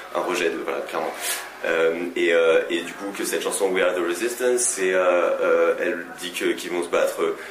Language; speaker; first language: French; native; French